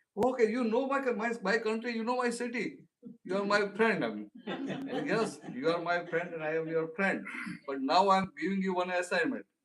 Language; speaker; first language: English; non-native, local second language; Gujarati